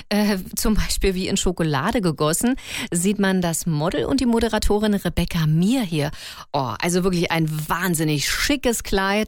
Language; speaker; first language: German; native; German